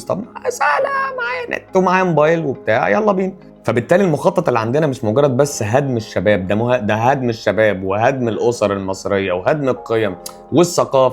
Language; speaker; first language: Arabic; native; Arabic